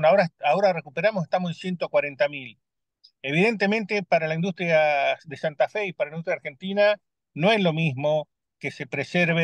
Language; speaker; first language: Spanish; native; Spanish